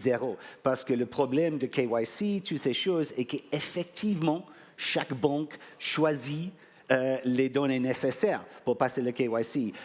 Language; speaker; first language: French; non-native, fluent; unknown